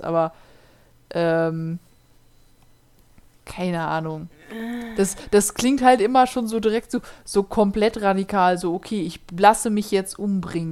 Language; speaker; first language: German; native; German